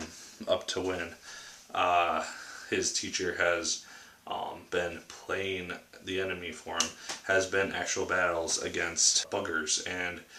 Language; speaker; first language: English; native; English